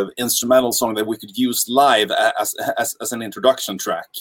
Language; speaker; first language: English; non-native, fluent; Swedish